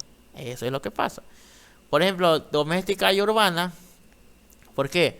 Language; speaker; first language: Spanish; native; Spanish